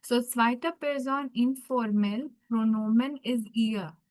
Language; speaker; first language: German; non-native, fluent; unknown